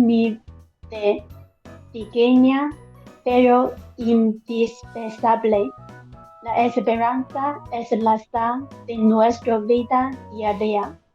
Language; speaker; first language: Spanish; non-native, learner; Chinese